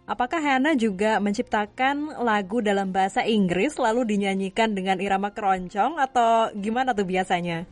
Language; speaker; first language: Indonesian; native; Indonesian